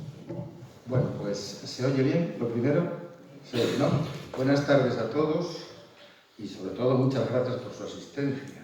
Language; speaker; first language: Spanish; native; Spanish